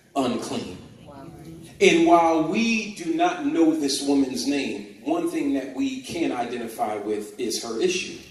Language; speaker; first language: English; native; English